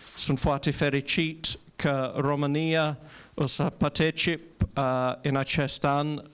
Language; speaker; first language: Romanian; non-native, learner; English